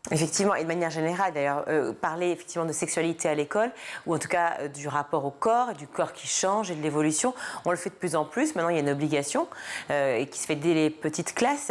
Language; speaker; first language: French; native; French